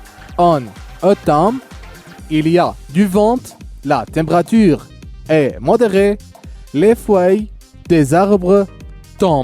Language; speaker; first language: French; non-native, fluent; Arabic